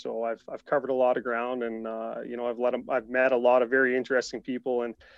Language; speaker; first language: English; native; English